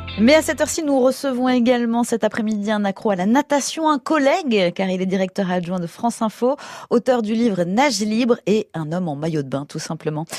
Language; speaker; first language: French; native; French